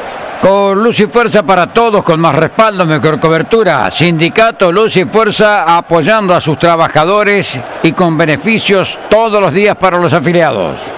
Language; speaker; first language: Spanish; native; Spanish